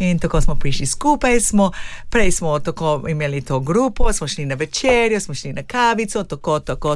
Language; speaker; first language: Slovenian; early bilingual, heritage; Slovenian